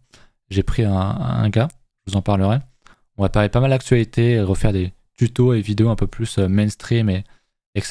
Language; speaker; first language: French; native; French